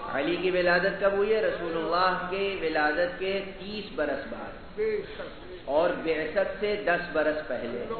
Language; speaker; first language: Urdu; native; Urdu